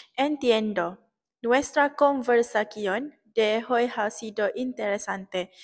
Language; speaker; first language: Spanish; non-native, learner; Malay